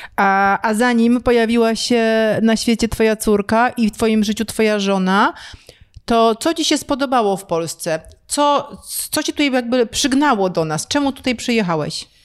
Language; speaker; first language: Polish; native; Polish